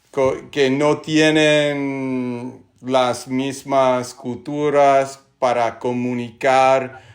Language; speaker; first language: Spanish; non-native, learner; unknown